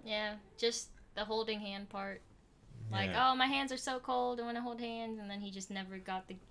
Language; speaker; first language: English; native; English